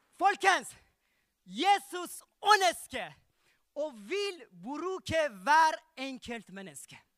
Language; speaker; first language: Norwegian; non-native, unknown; Persian